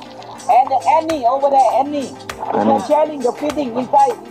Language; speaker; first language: English; non-native, learner; Thai